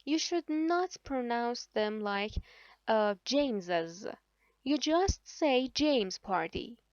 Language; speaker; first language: English; non-native, fluent; Persian